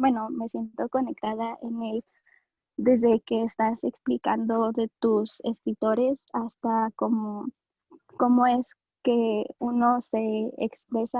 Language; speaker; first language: Spanish; early bilingual, heritage; Spanish